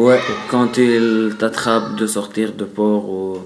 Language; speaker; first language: French; non-native, learner; Arabic